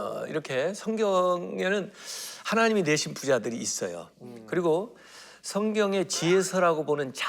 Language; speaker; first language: Korean; native; Korean